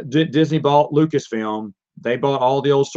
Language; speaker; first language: English; native; English